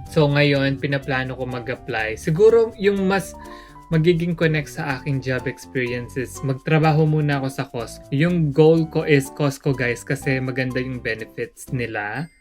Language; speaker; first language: Filipino; non-native, local second language; Pampanga